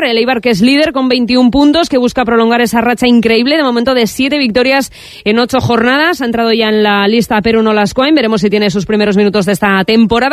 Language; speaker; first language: Spanish; native; Spanish